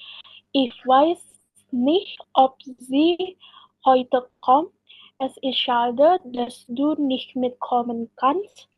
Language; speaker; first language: German; non-native, learner; Indonesian